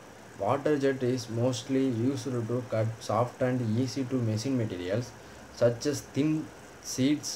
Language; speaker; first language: English; non-native, local second language; Tamil